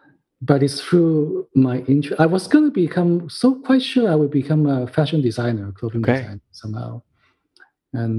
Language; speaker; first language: English; non-native, local second language; Cantonese